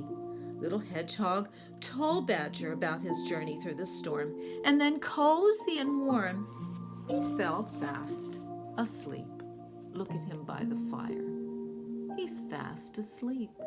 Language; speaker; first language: English; native; English